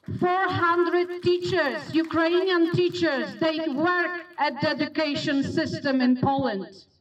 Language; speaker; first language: English; non-native, fluent; Polish